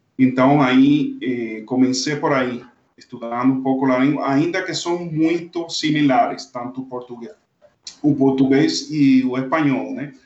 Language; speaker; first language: Portuguese; non-native, fluent; Spanish